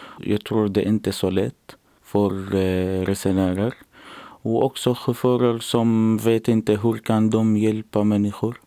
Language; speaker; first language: Swedish; non-native, learner; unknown